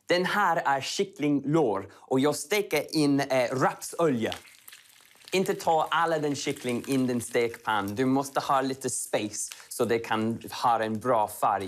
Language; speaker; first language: Swedish; non-native, learner; English